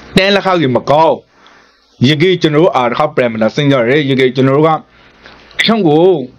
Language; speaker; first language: Burmese; native; Burmese